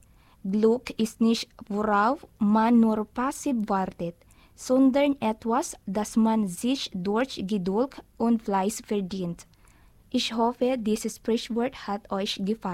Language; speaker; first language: German; non-native, learner; Filipino